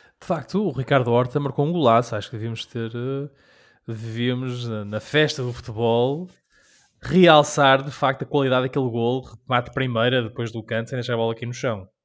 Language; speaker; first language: Portuguese; early bilingual, heritage; Portuguese